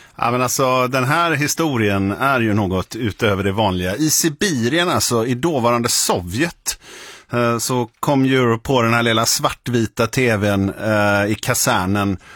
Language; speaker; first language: Swedish; native; Swedish